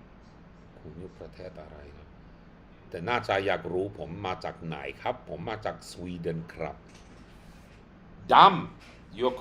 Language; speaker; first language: Thai; non-native, fluent; Swedish